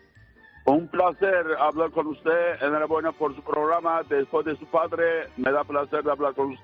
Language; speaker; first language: Spanish; non-native, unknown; Turkish